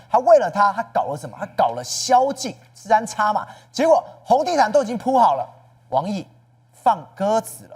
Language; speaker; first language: Chinese; native; Chinese